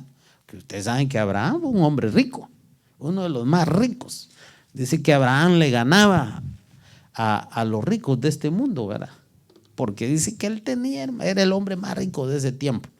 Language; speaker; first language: Spanish; native; Spanish